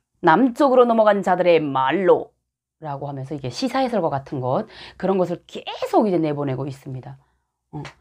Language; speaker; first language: Korean; native; Korean